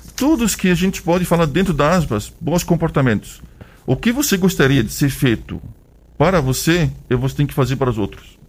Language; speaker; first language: Portuguese; non-native, learner; Arabic